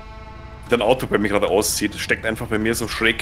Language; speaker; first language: German; native; German